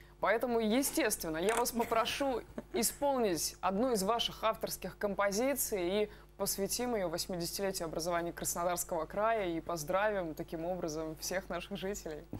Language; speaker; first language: Russian; native; Russian